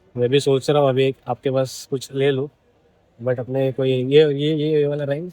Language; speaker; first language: Hindi; non-native, local second language; Marathi